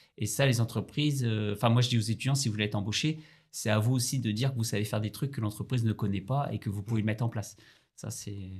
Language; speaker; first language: French; native; French